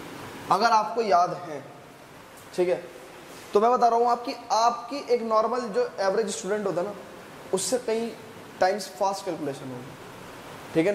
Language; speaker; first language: Hindi; native; Hindi